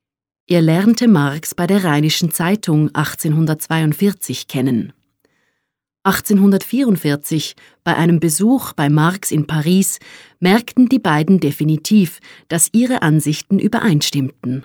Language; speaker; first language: German; native; German